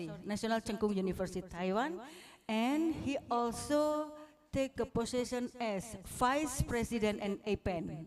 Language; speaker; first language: English; non-native, fluent; Indonesian